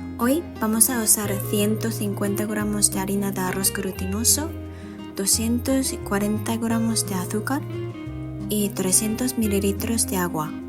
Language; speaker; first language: Spanish; non-native, fluent; Japanese